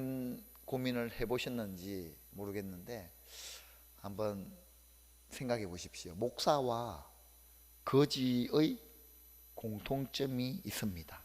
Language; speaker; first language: Korean; native; Korean